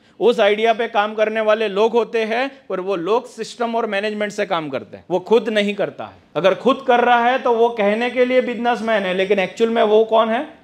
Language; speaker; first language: Hindi; non-native, local second language; Gujarati